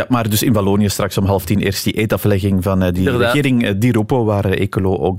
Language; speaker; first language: Dutch; native; Dutch